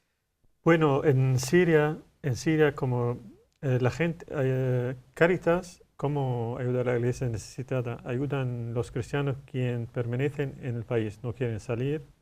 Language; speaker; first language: Spanish; non-native, learner; Arabic